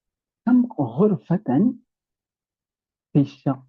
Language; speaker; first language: Arabic; non-native, fluent; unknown